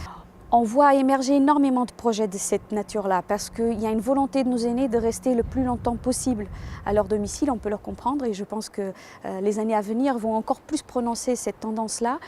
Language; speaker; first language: French; native; French